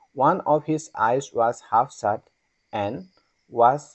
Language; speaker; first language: English; non-native, local second language; Assamese